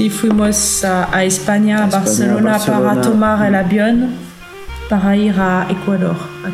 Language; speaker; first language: Spanish; non-native, learner; French